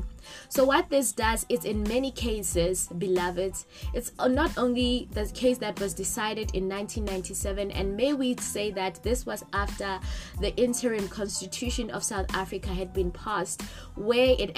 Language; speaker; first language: English; non-native, local second language; Southern Sotho